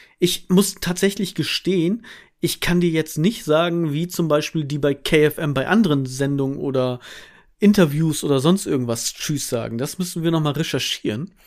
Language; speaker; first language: German; native; German